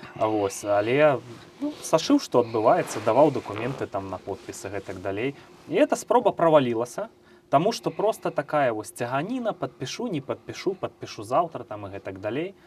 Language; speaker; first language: Belarusian; native; Belarusian